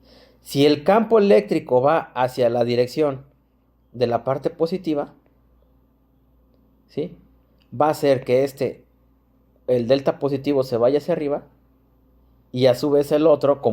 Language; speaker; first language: Spanish; native; Spanish